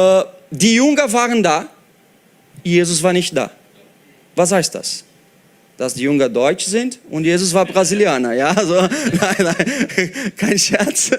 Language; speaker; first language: German; non-native, fluent; Portuguese